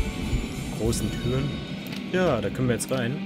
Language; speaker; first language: German; native; German